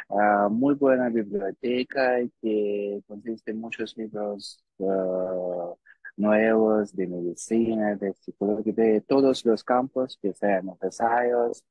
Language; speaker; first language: Spanish; non-native, learner; Russian